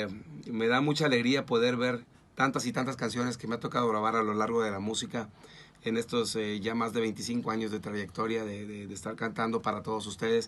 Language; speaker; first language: Spanish; native; Spanish